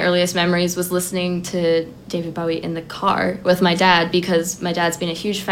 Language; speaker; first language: English; native; English